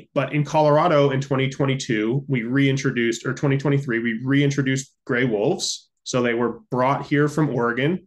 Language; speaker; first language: English; native; English